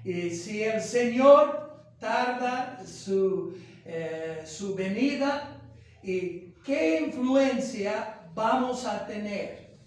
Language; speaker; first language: Spanish; non-native, fluent; English